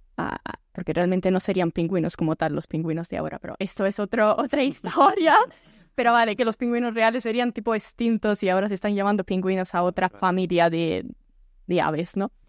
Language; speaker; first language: Spanish; non-native, fluent; Italian